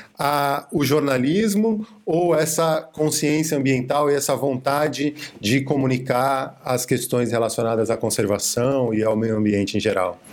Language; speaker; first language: Portuguese; native; Portuguese